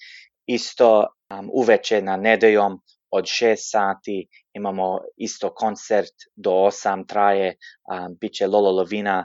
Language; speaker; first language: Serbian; early bilingual, heritage; Serbian